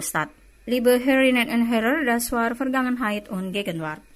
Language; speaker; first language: German; non-native, fluent; Indonesian